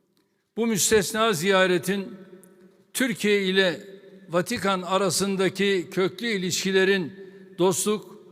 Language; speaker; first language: Turkish; native; Turkish